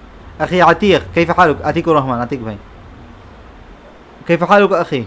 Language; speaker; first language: Arabic; non-native, fluent; Bangla